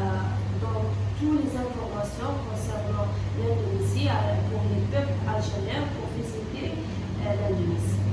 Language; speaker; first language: French; non-native, local second language; Arabic